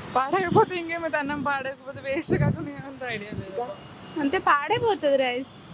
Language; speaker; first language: Telugu; native; Telugu